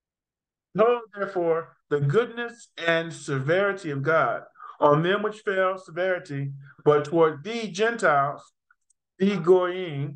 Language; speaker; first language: English; native; English